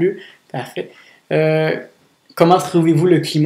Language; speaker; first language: French; native; French